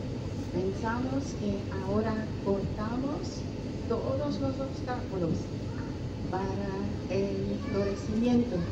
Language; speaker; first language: Spanish; non-native, fluent; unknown